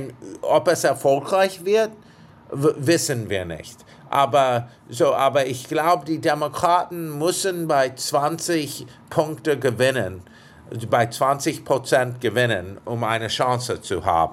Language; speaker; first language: German; non-native, fluent; English